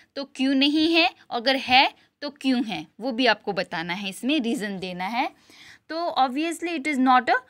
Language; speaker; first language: Hindi; non-native, local second language; Gujarati